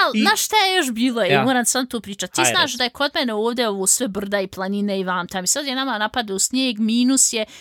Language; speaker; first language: Bosnian; native; Bosnian